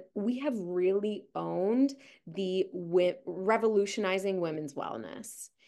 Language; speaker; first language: English; native; English